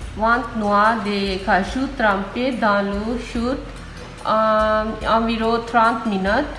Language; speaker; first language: French; non-native, learner; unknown